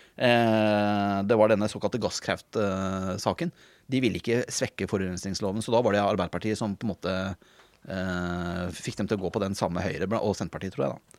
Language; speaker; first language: Norwegian; native; Norwegian